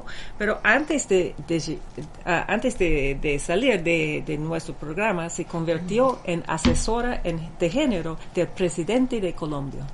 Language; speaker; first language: Spanish; non-native, fluent; English